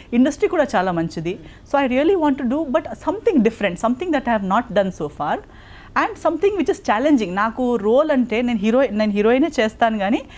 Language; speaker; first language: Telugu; non-native, local second language; Konkani